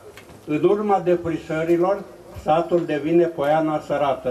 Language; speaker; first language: Romanian; native; Romanian